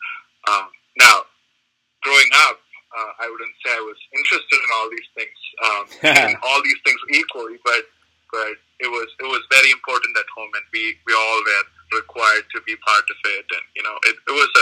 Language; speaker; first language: English; non-native, local second language; Malayalam